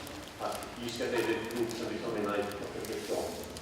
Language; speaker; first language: Welsh; native; Welsh